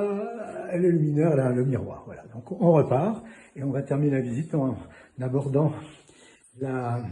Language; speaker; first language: French; native; French